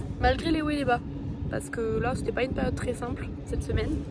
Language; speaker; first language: French; native; French